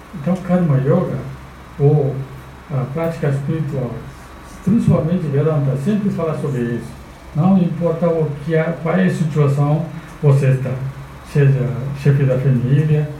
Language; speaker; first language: Portuguese; non-native, fluent; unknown